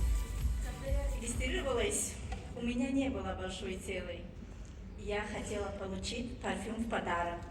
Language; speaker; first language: Russian; non-native, fluent; Tajik